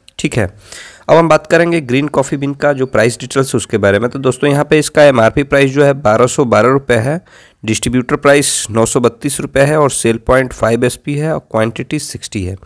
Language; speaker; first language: Hindi; native; Hindi